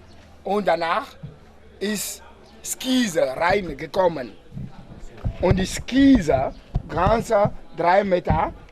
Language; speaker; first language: German; non-native, learner; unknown